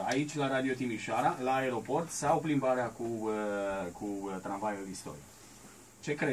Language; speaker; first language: Romanian; native; Romanian